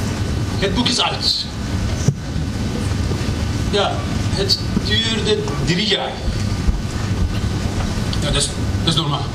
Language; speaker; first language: Dutch; non-native, fluent; Persian